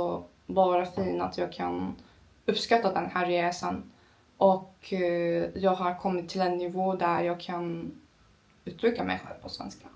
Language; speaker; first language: Swedish; non-native, learner; Turkish